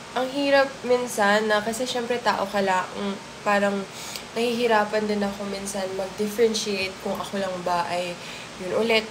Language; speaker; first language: Filipino; non-native, local second language; Pampanga